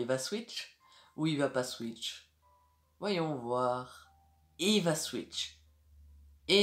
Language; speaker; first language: French; native; French